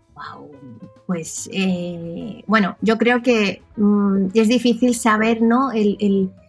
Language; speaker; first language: Spanish; non-native, local second language; Catalan